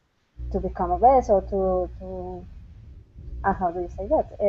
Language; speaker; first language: English; non-native, fluent; Spanish